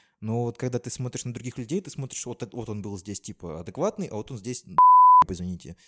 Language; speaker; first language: Russian; native; Russian